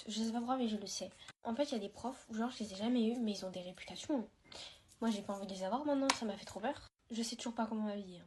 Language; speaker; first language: French; native; French